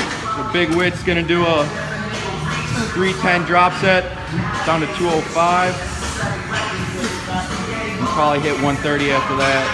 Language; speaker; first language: English; native; English